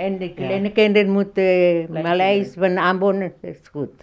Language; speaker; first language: Dutch; non-native, learner; Malay